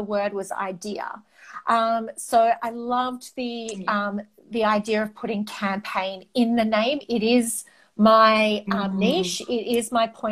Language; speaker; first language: English; non-native, local second language; Greek